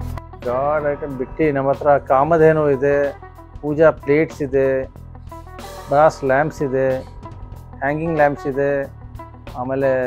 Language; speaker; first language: Kannada; non-native, local second language; Gujarati